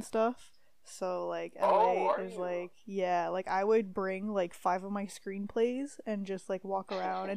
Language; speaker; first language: English; native; English